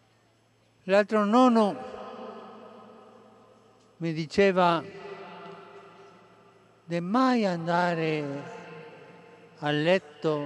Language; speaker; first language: Italian; non-native, fluent; Spanish